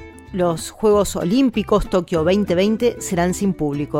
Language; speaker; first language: Spanish; native; Spanish